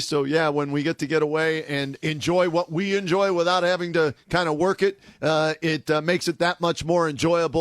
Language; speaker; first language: English; native; English